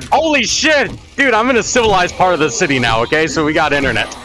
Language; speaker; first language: English; native; English